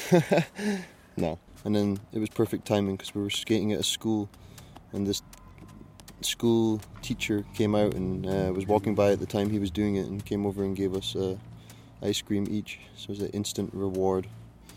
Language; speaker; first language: English; native; English